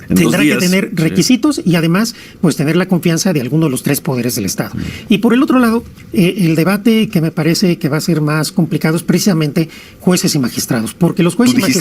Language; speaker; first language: Spanish; native; Spanish